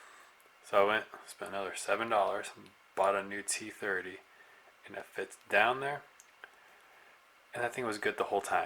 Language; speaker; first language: English; native; English